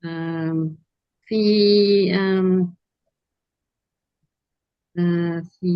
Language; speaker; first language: Arabic; non-native, learner; Malay